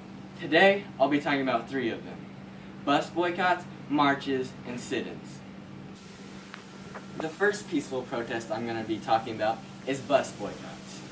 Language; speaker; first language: English; native; English